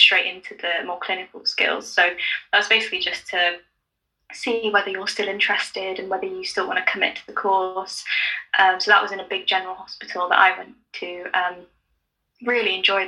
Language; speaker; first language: English; native; English